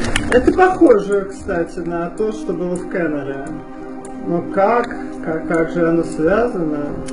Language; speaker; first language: Russian; native; Russian